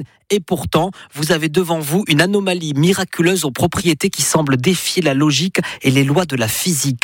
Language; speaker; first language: French; native; French